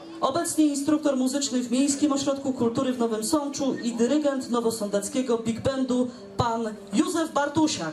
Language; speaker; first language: Polish; native; Polish